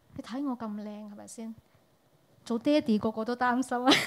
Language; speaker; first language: Cantonese; early bilingual, heritage; Cantonese